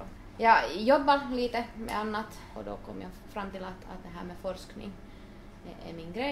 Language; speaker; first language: Swedish; non-native, local second language; Finnish